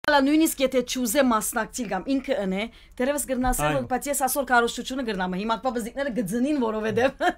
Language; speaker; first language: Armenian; early bilingual, heritage; Armenian